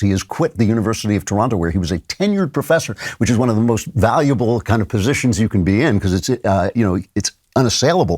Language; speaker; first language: English; native; English